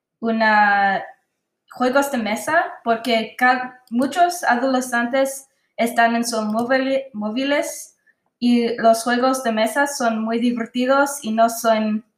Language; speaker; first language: Spanish; non-native, learner; English